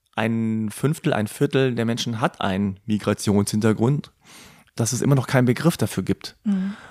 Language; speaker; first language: German; native; German